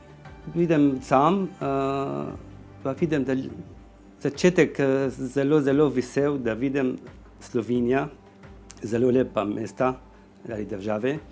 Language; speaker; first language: Slovenian; non-native, learner; Arabic